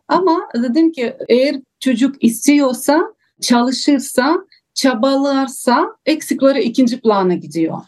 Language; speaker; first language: Turkish; non-native, learner; Russian